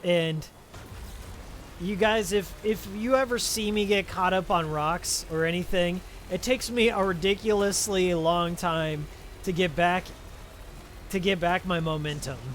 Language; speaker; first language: English; native; English